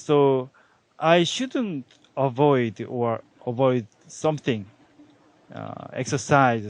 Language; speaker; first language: English; non-native, learner; Korean